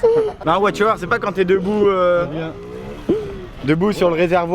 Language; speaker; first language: French; native; French